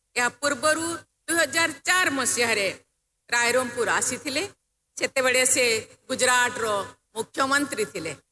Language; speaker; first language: Odia; non-native, local second language; Santali